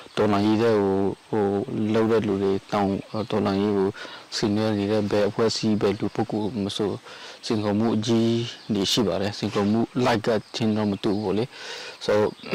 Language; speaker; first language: Burmese; non-native, local second language; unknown